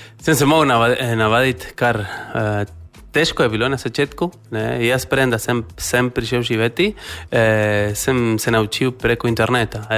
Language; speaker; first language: Slovenian; non-native, fluent; Spanish